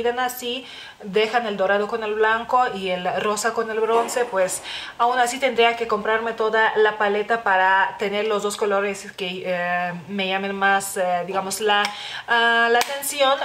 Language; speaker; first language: Spanish; non-native, fluent; Lithuanian